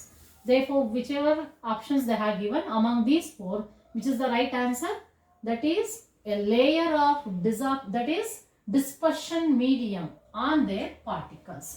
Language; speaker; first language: English; non-native, local second language; Kannada